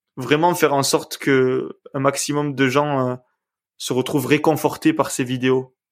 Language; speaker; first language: French; native; French